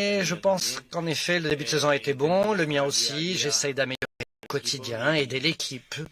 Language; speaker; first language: French; non-native, fluent; Spanish